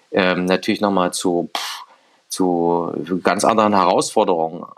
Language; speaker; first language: German; native; German